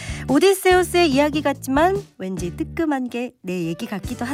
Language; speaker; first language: Korean; native; Korean